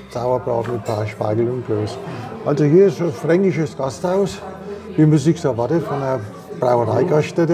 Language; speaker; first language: German; native; German